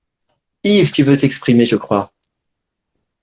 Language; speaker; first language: French; native; French